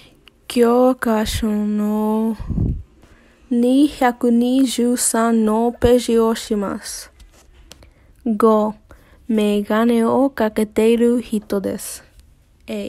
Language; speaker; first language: Japanese; non-native, learner; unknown